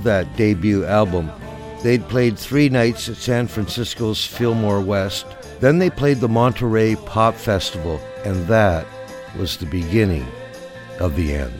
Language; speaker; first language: English; native; English